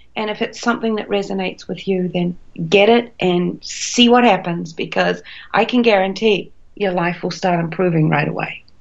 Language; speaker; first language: English; native; English